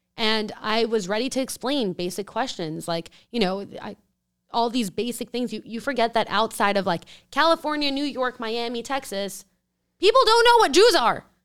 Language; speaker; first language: English; early bilingual, other home language; Spanish